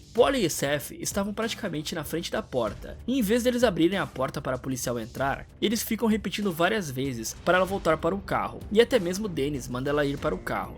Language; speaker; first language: Portuguese; native; Portuguese